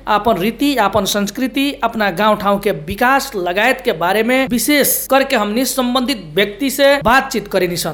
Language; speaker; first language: Bhojpuri; native; Bhojpuri